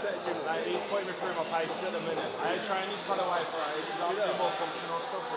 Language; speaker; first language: English; native; English